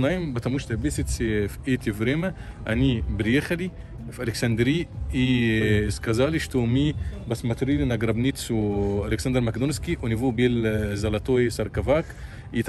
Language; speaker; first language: Russian; non-native, local second language; Arabic